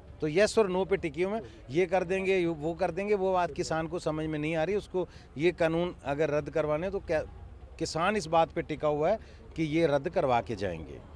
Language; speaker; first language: Hindi; non-native, local second language; Punjabi